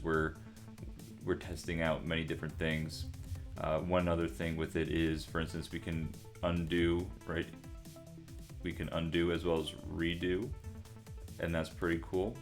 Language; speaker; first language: English; native; English